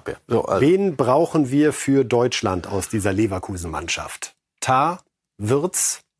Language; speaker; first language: German; native; German